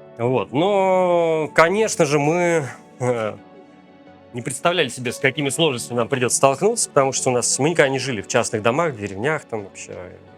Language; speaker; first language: Russian; native; Russian